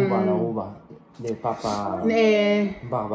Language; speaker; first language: Spanish; non-native, learner; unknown